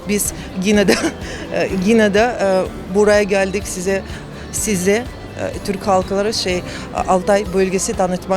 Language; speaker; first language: Turkish; non-native, learner; Russian